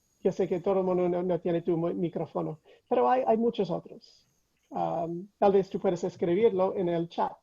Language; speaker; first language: Spanish; non-native, fluent; English